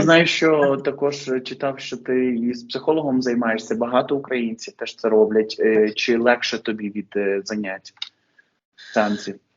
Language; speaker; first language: Ukrainian; native; Ukrainian